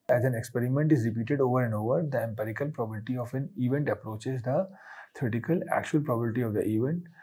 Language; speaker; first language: English; non-native, local second language; Hindi